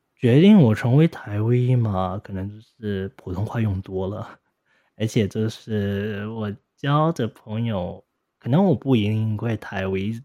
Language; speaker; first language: Chinese; non-native, local second language; Cantonese